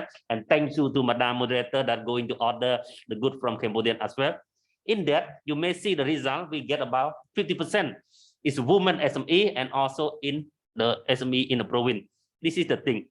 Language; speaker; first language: English; non-native, learner; Khmer